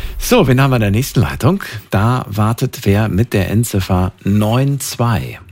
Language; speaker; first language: German; native; German